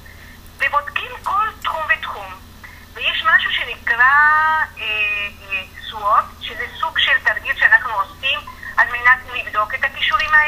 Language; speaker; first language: Hebrew; non-native, fluent; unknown